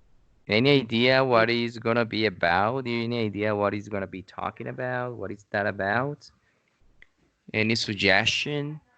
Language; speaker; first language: English; non-native, fluent; Spanish